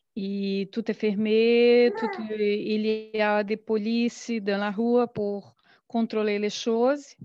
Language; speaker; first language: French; non-native, learner; Portuguese